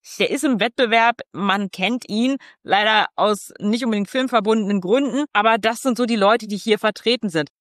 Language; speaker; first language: German; native; German